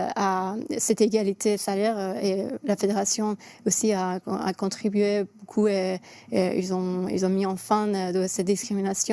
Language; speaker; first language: French; non-native, fluent; Persian